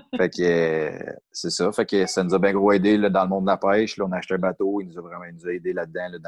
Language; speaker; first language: French; native; French